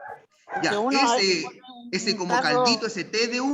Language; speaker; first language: Spanish; native; Spanish